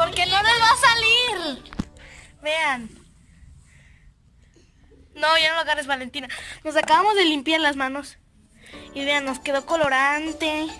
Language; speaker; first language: Spanish; native; Spanish